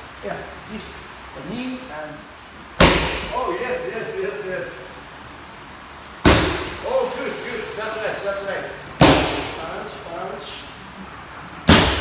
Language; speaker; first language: English; non-native, learner; Japanese